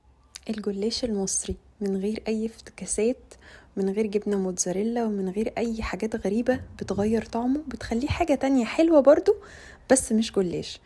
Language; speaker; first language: Arabic; native; Arabic